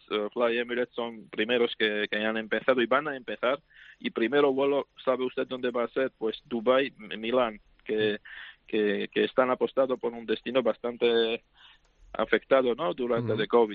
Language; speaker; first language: Spanish; non-native, fluent; Georgian